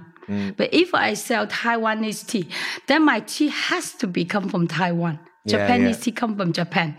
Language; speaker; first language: English; non-native, local second language; Cantonese